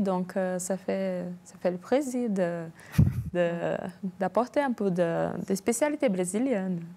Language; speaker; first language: French; non-native, learner; Portuguese